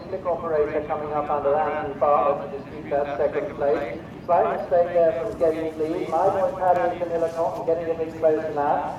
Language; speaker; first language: English; native; English